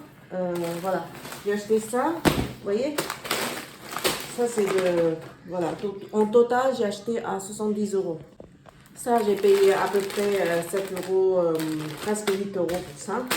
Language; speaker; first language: French; non-native, learner; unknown